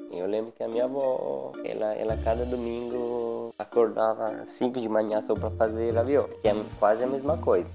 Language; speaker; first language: Portuguese; non-native, learner; Italian